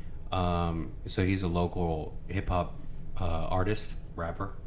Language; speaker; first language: English; early bilingual, other home language; Spanish